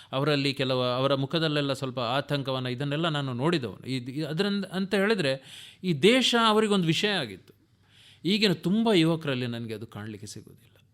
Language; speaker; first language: Kannada; non-native, local second language; Tulu